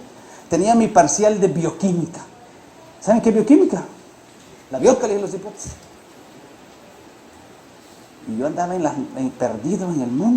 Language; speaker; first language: Spanish; native; Spanish